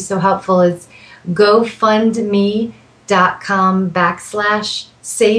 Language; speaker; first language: English; native; English